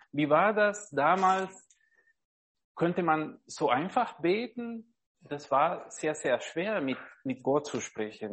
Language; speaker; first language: German; non-native, fluent; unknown